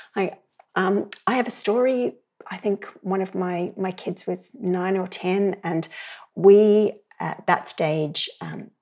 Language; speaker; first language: English; native; English